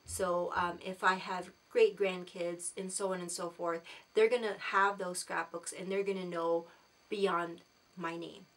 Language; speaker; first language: English; non-native, local second language; Filipino